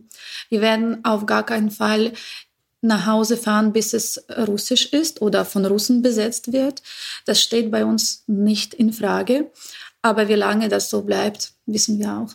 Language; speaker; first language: German; non-native, fluent; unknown